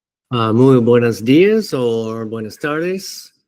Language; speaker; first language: Spanish; non-native, fluent; English